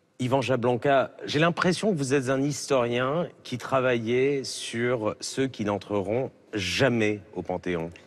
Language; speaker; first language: French; native; French